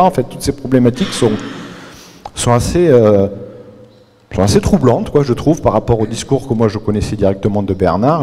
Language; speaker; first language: French; native; French